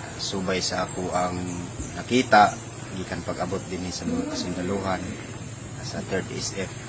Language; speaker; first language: Cebuano; non-native, local second language; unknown